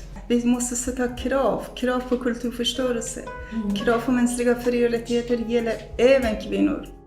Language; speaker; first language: Swedish; non-native, fluent; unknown